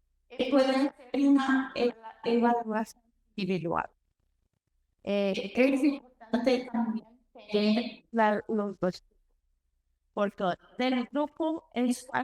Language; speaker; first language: Spanish; non-native, learner; Portuguese